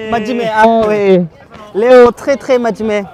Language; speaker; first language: French; non-native, learner; Japanese